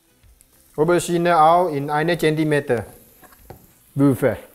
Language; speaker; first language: German; non-native, learner; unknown